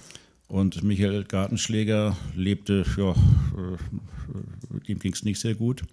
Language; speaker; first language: German; native; German